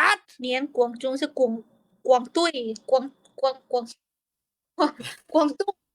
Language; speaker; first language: Chinese; non-native, learner; Lao